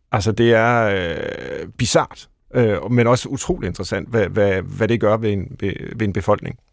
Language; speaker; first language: Danish; native; Danish